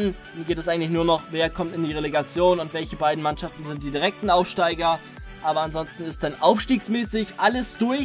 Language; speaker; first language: German; native; German